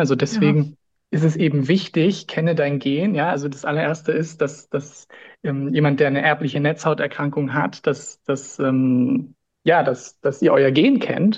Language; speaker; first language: German; native; German